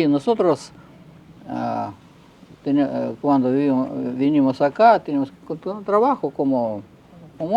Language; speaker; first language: Spanish; non-native, fluent; Russian